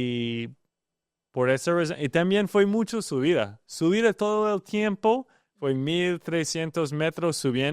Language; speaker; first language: Spanish; non-native, learner; English